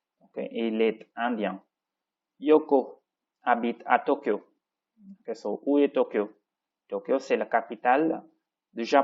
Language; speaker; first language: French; non-native, fluent; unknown